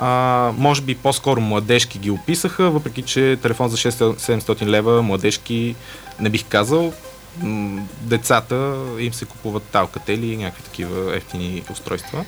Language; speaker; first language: Bulgarian; native; Bulgarian